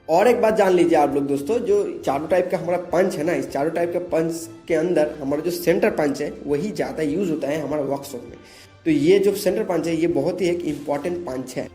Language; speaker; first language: Hindi; non-native, local second language; Bangla